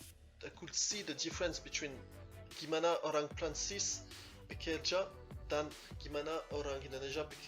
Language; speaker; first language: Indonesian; non-native, learner; French